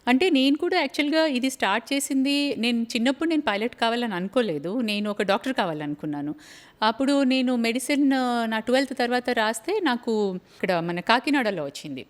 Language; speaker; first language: Telugu; native; Telugu